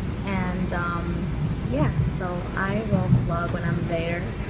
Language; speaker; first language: English; early bilingual, other home language; Spanish